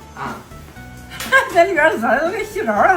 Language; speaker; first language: Chinese; native; Chinese